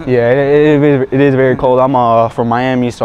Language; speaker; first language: English; native; English